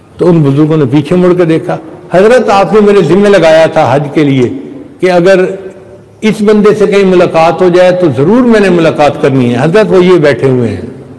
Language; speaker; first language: Urdu; non-native, local second language; Punjabi